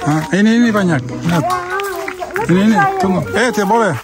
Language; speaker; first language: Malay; non-native, learner; Spanish